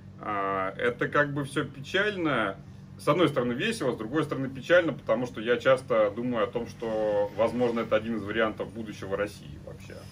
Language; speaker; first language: Russian; native; Russian